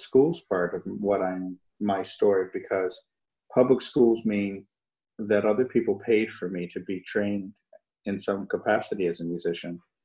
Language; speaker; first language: English; native; English